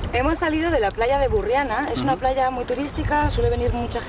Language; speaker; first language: Spanish; native; Spanish